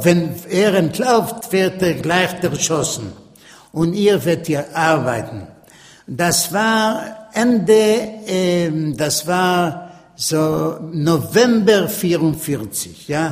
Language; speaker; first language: German; non-native, learner; Yiddish